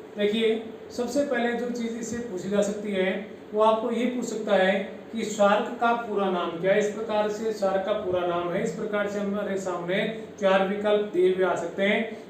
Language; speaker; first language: Hindi; native; Hindi